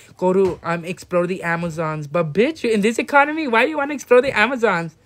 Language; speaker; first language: English; native; English